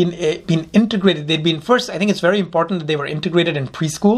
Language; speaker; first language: English; non-native, local second language; Hindi